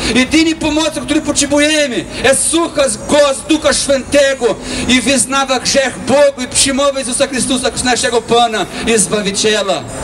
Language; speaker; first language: Polish; non-native, learner; Portuguese